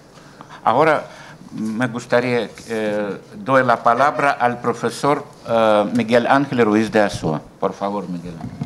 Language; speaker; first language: Spanish; non-native, fluent; Russian